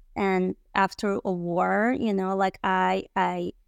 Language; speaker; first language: English; non-native, fluent; Bosnian